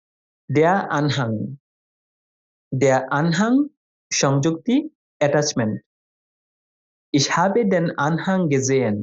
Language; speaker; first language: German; non-native, fluent; Bangla